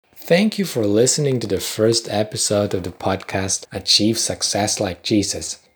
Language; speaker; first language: English; non-native, fluent; Polish